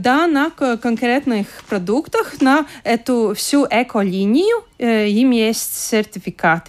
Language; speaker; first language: Russian; non-native, local second language; Latvian